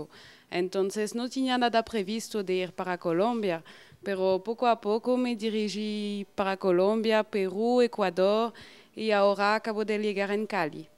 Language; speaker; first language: Spanish; non-native, learner; Portuguese